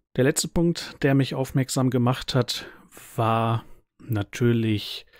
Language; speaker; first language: German; native; German